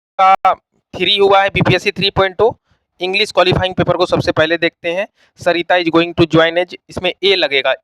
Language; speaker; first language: Hindi; native; Hindi